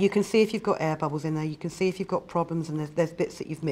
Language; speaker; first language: English; native; English